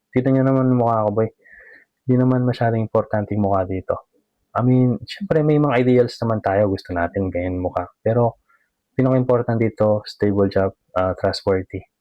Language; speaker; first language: Filipino; native; Filipino